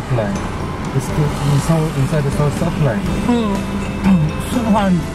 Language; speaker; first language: English; non-native, learner; Korean